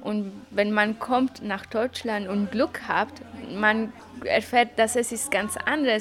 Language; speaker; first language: German; non-native, learner; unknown